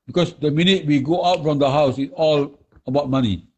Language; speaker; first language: English; non-native, local second language; Malay